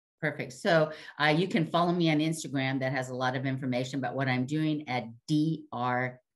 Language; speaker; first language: English; native; English